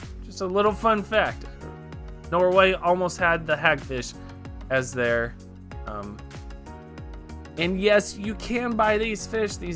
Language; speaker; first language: English; native; English